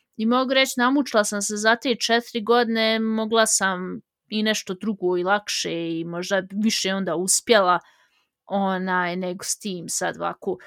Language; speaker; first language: Bosnian; early bilingual, heritage; Bosnian